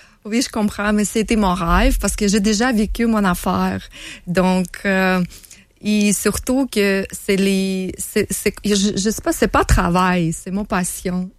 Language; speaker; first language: French; non-native, learner; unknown